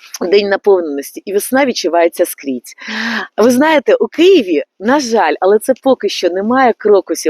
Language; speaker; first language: Ukrainian; native; Ukrainian